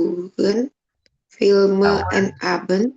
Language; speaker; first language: German; non-native, learner; Indonesian